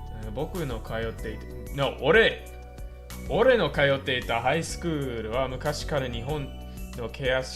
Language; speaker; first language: Japanese; non-native, fluent; English